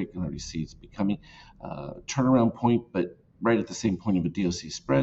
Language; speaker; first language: English; native; English